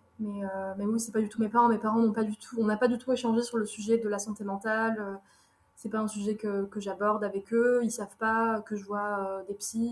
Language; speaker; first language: French; early bilingual, other home language; Arabic